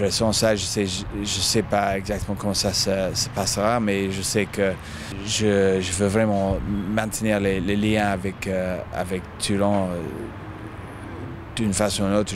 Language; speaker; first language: French; non-native, fluent; English